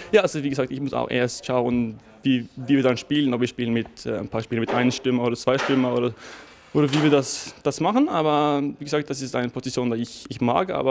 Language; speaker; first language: German; non-native, fluent; Norwegian